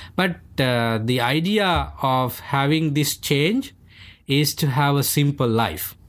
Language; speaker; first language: English; non-native, local second language; Sinhala